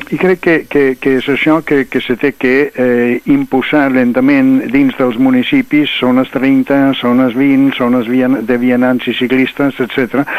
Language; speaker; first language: Catalan; non-native, local second language; Spanish